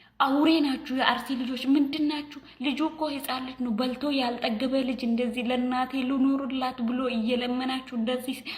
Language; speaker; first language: Amharic; non-native, local second language; Oromo